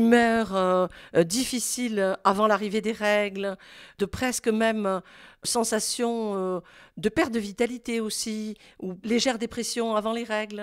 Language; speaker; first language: French; native; French